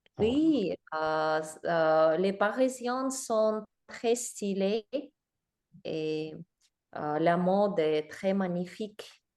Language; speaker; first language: French; non-native, learner; Russian